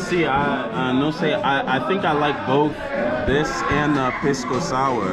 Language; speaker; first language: English; native; English